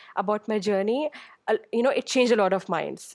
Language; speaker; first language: English; non-native, local second language; Urdu